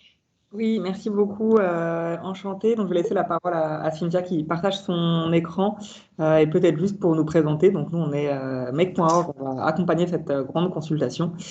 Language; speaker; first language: French; native; French